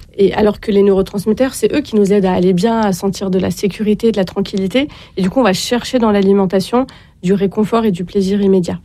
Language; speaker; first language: French; native; French